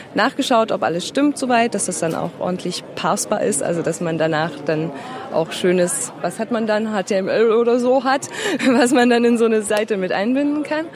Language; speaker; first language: German; native; German